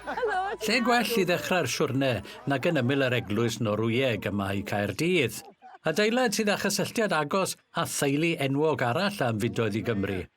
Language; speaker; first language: Welsh; native; Welsh